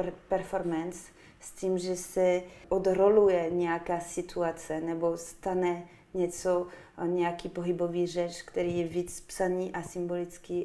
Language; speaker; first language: Czech; non-native, fluent; French